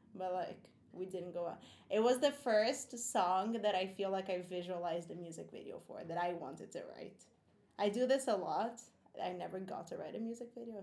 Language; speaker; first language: English; non-native, fluent; Portuguese